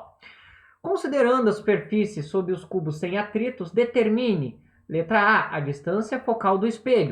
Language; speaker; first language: Portuguese; native; Portuguese